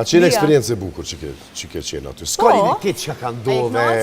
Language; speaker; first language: Albanian; native; Albanian